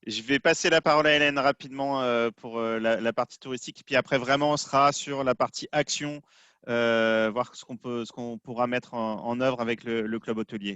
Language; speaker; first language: French; native; French